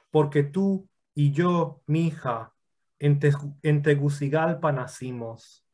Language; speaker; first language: Spanish; early bilingual, other home language; English